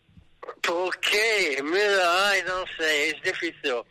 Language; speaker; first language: Spanish; non-native, learner; English